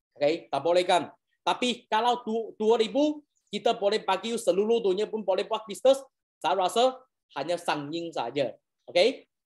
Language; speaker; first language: Malay; non-native, local second language; Chinese